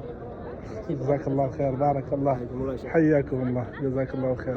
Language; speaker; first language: Arabic; non-native, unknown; Urdu